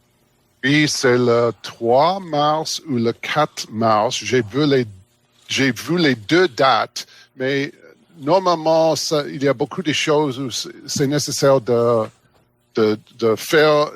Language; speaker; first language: French; non-native, learner; English